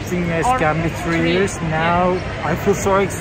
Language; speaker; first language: English; non-native, learner; Turkish